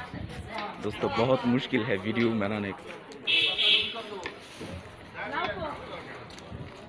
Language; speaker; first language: Hindi; non-native, learner; Bangla